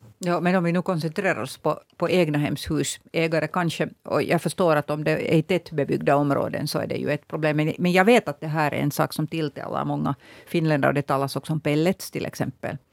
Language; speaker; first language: Swedish; native; Swedish